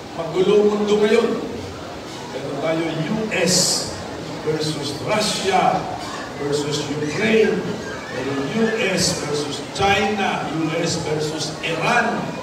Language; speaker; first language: Filipino; native; Filipino